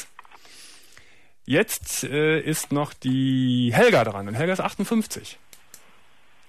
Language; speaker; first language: German; native; German